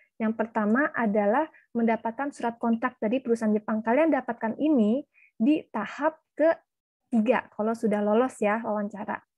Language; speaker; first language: Indonesian; native; Indonesian